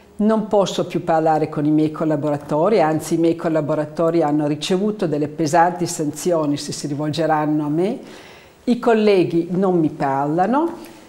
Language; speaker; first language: Italian; native; Italian